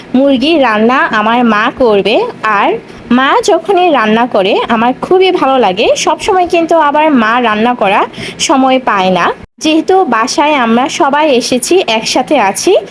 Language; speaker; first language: Bangla; non-native, local second language; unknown